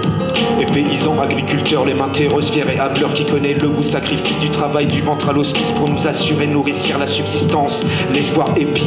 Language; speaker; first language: French; native; French